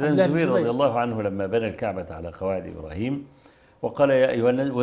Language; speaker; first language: Arabic; native; Arabic